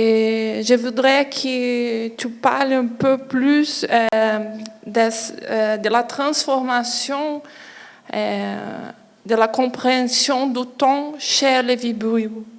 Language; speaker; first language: French; non-native, fluent; Portuguese